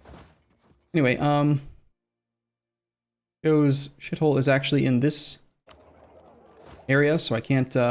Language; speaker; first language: English; native; English